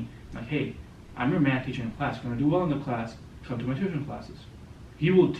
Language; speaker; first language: English; non-native, local second language; Gujarati